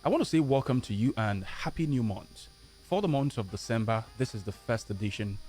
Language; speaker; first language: English; non-native, local second language; Yoruba